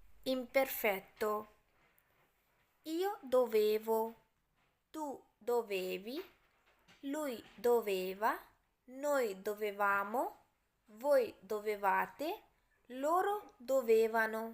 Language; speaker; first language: Italian; non-native, fluent; Urdu